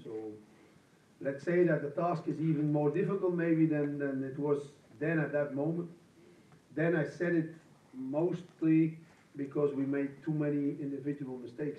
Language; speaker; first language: English; non-native, fluent; Dutch